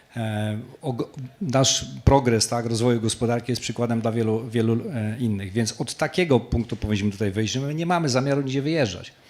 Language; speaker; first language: Polish; native; Polish